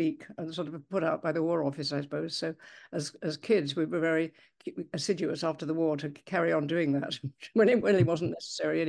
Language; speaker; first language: English; native; English